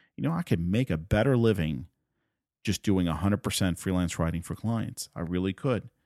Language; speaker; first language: English; non-native, fluent; Spanish